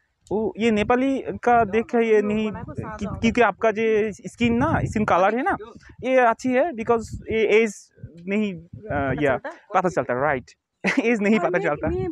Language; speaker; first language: Hindi; non-native, learner; Bangla